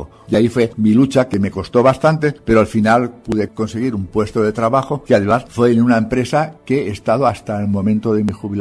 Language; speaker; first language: Spanish; native; Spanish